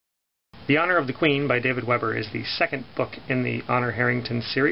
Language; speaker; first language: English; native; English